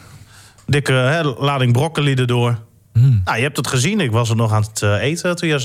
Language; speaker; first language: Dutch; native; Dutch